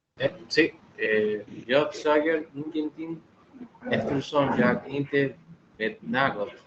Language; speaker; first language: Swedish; non-native, learner; Spanish